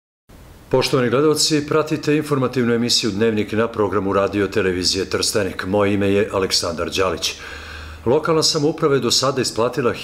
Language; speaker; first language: Serbian; native; Serbian